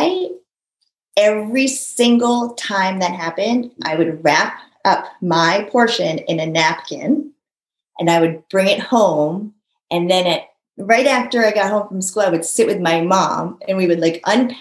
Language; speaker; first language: English; early bilingual, other home language; Japanese